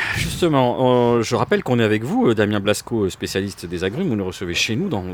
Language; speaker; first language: French; native; French